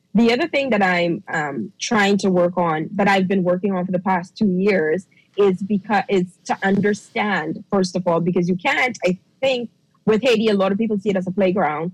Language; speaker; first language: English; early bilingual, other home language; Haitian Creole